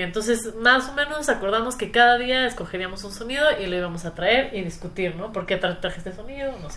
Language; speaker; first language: Spanish; native; Spanish